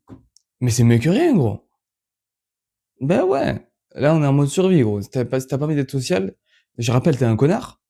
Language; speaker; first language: French; native; French